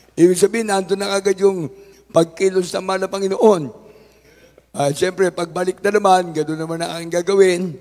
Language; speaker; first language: Filipino; native; Filipino